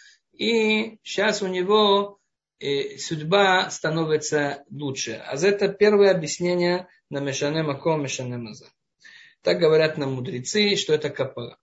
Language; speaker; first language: Russian; non-native, fluent; Hebrew